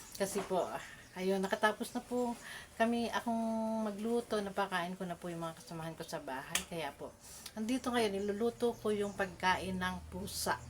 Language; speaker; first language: Filipino; native; Filipino